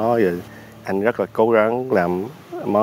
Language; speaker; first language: Vietnamese; early bilingual, heritage; Vietnamese